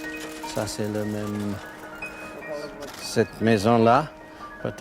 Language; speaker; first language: French; non-native, learner; English